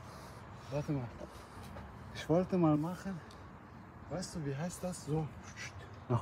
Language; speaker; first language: German; non-native, learner; Chechen